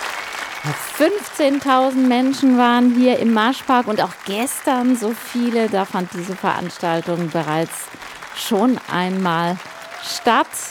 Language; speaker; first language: German; native; German